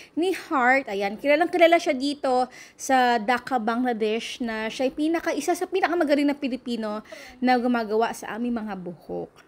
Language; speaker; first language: Filipino; native; Filipino